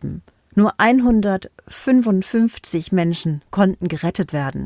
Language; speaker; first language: German; native; German